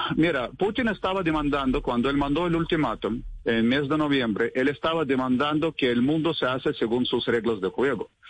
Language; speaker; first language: Spanish; non-native, fluent; Russian